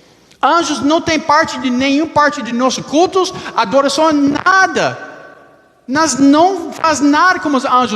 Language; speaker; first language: Portuguese; non-native, learner; English